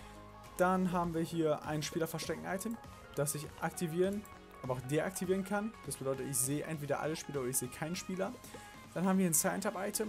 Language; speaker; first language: German; native; German